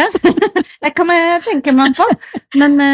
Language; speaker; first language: Norwegian; non-native, fluent; Spanish